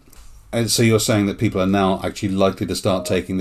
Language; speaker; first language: English; native; English